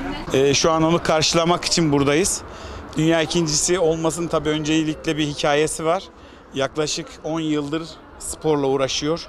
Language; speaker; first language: Turkish; native; Turkish